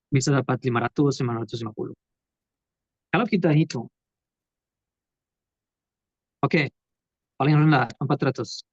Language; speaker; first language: Indonesian; non-native, learner; Portuguese